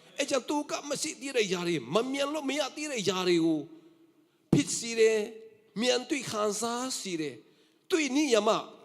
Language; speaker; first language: Burmese; non-native, local second language; Tedim Chin